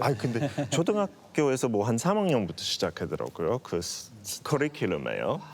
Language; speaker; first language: Korean; non-native, fluent; English